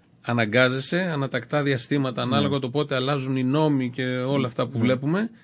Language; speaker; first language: Greek; native; Greek